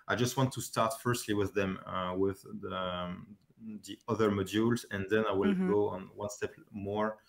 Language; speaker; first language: English; non-native, fluent; French